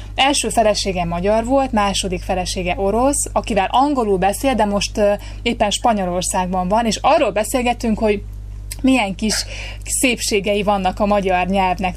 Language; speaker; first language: Hungarian; native; Hungarian